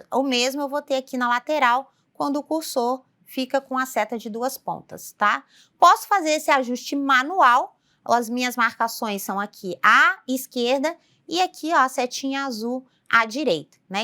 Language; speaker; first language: Portuguese; native; Portuguese